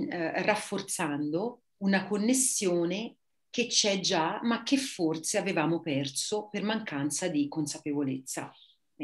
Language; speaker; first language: Italian; native; Italian